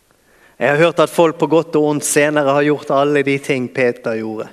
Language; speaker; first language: Norwegian; native; Norwegian